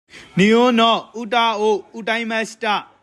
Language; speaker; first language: Japanese; non-native, learner; Burmese